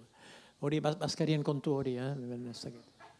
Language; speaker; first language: Basque; native; Basque